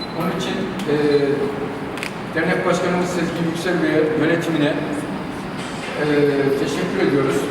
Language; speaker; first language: Turkish; native; Turkish